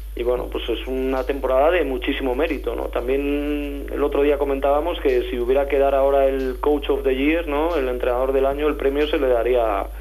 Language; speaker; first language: Spanish; native; Spanish